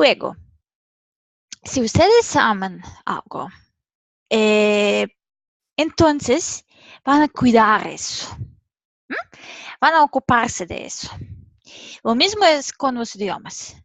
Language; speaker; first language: Spanish; non-native, fluent; Serbian